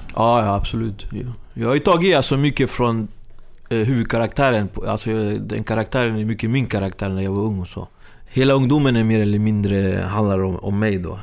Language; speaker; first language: Swedish; early bilingual, other home language; Spanish